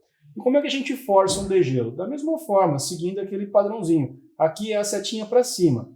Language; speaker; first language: Portuguese; native; Portuguese